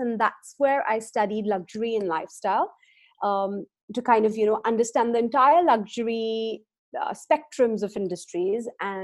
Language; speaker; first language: English; non-native, local second language; Hindi